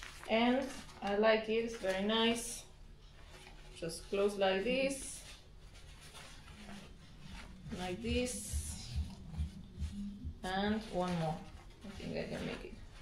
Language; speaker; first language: English; non-native, fluent; Spanish